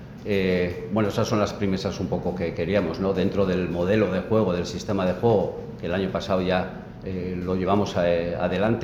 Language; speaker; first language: Spanish; native; Spanish